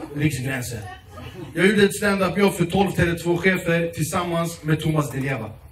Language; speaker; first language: Swedish; early bilingual, other home language; Kurdish